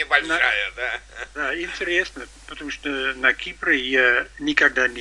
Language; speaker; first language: Russian; non-native, learner; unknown